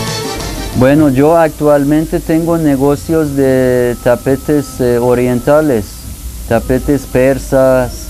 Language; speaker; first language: Spanish; non-native, fluent; Persian